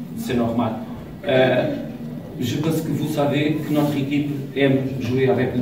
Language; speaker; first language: French; non-native, learner; Portuguese